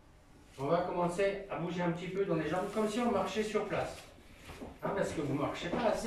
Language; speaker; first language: French; native; French